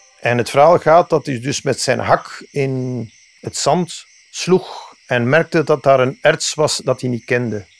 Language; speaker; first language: Dutch; early bilingual, other home language; English